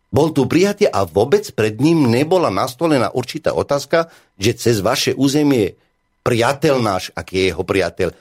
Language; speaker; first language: Slovak; non-native, fluent; Arabic